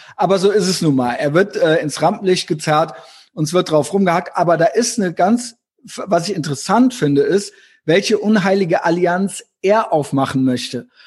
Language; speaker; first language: German; native; German